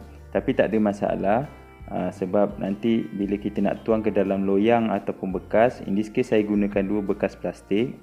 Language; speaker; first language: Malay; native; Malay